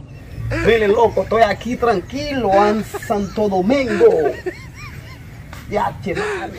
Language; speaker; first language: Spanish; non-native, learner; Haitian Creole